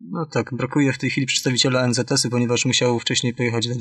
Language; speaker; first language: Polish; native; Polish